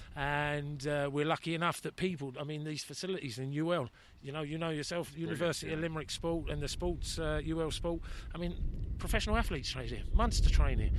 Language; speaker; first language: English; native; English